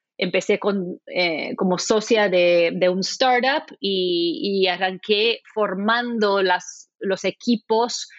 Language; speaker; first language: Spanish; non-native, fluent; English